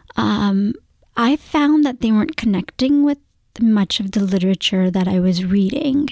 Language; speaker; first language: English; early bilingual, other home language; Gujarati